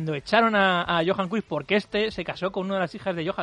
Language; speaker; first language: Spanish; native; Spanish